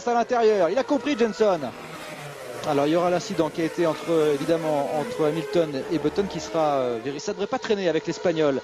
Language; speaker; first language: French; native; French